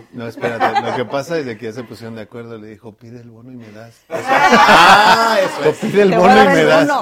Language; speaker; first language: Spanish; native; Spanish